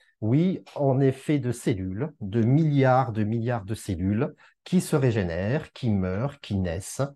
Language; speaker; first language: French; native; French